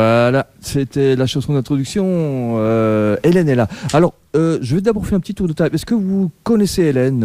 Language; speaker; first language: French; native; French